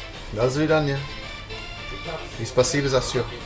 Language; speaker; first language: Russian; non-native, learner; English